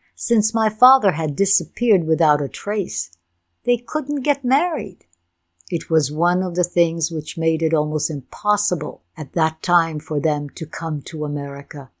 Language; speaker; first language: English; non-native, fluent; Ukrainian